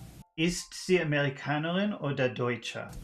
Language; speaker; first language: German; non-native, learner; English